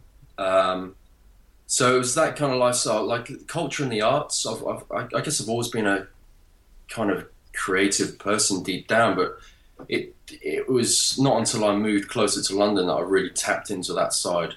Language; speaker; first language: English; native; English